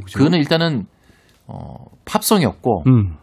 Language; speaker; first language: Korean; native; Korean